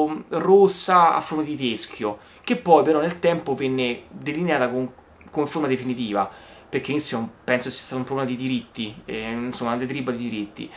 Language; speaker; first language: Italian; native; Italian